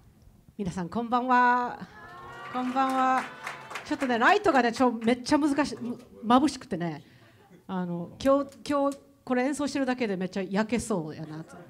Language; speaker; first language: Japanese; native; Japanese